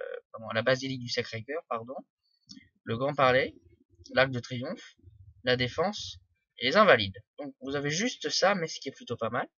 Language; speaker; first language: French; native; French